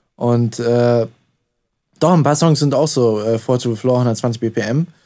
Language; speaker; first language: German; native; German